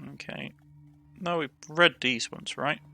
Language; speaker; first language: English; native; English